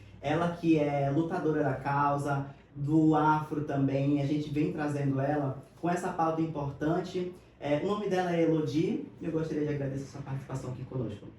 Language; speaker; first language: Portuguese; native; Portuguese